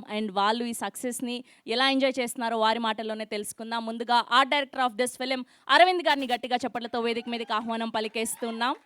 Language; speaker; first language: Telugu; native; Telugu